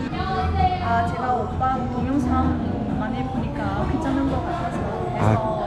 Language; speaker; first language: Korean; non-native, local second language; Vietnamese